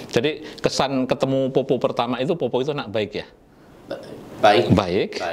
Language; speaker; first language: Indonesian; native; Indonesian